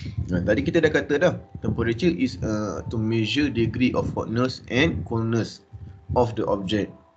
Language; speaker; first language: English; non-native, local second language; Malay